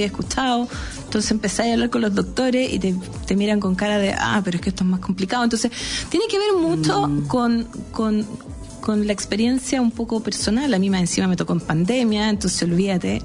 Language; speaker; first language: Spanish; native; Spanish